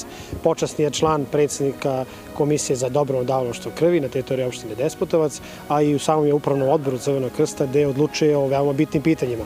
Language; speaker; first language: Serbian; native; Serbian